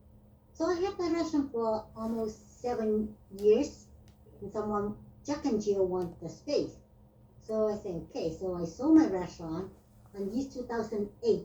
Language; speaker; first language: English; non-native, learner; Vietnamese